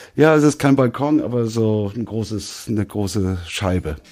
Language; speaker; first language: German; native; German